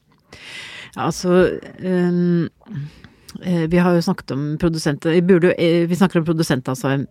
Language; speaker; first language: Norwegian; native; Norwegian